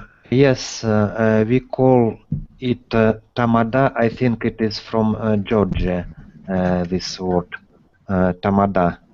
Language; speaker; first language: English; non-native, learner; Russian